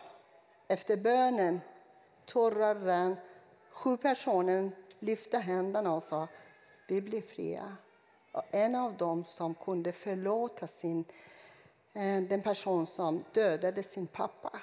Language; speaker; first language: Swedish; non-native, fluent; Persian